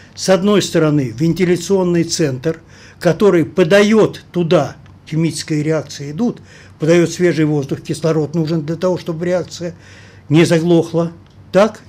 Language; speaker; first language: Russian; native; Russian